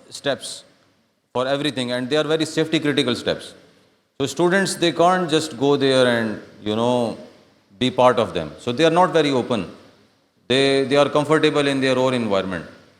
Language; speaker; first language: English; non-native, local second language; Urdu